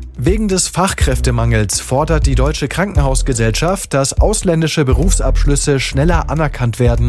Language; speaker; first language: German; native; German